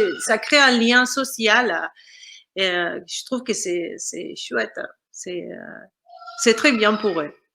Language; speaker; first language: French; non-native, fluent; Spanish